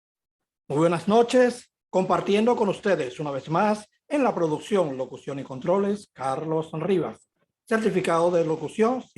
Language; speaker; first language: Spanish; native; Spanish